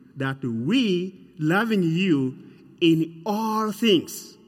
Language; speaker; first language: English; non-native, fluent; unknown